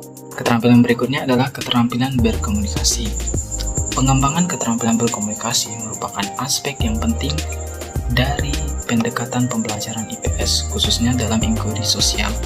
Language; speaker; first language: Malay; non-native, local second language; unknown